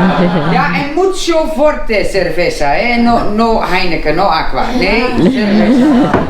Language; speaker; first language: Spanish; non-native, learner; Dutch